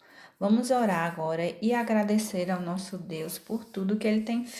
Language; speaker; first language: Portuguese; native; Portuguese